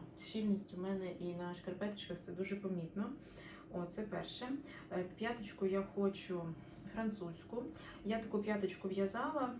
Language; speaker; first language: Ukrainian; non-native, local second language; Russian